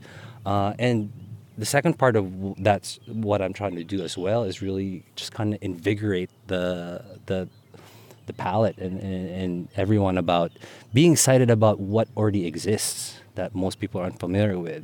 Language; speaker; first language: English; non-native, local second language; Filipino